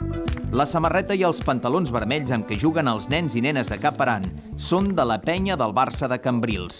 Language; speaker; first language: Catalan; native; Catalan